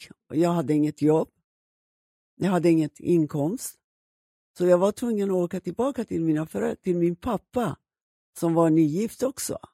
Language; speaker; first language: Swedish; non-native, fluent; Persian